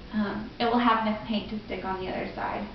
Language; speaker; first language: English; native; English